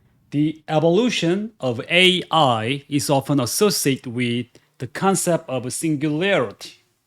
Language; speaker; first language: English; non-native, fluent; Korean